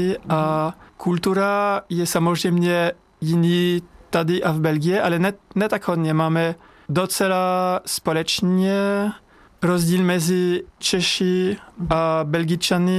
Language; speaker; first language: Czech; non-native, learner; French